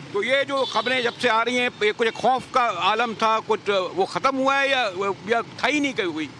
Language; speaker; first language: Urdu; native; Urdu